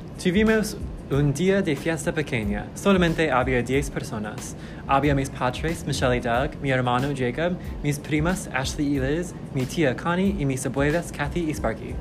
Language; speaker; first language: Spanish; non-native, learner; English